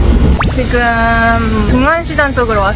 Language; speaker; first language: Korean; non-native, fluent; Japanese